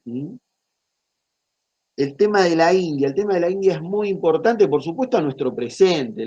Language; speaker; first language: Spanish; native; Spanish